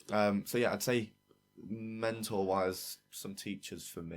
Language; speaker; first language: English; native; English